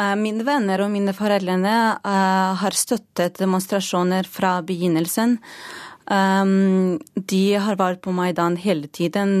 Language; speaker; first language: Norwegian; non-native, fluent; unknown